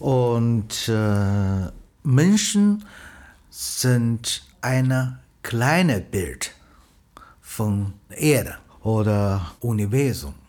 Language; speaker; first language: German; non-native, learner; Chinese